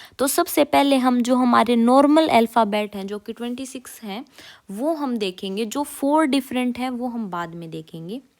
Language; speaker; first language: Hindi; native; Hindi